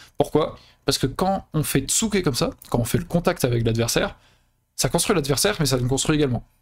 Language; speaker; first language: French; native; French